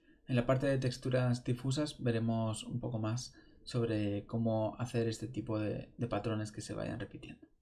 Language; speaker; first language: Spanish; native; Spanish